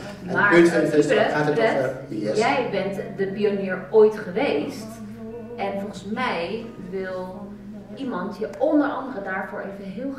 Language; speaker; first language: Dutch; native; Dutch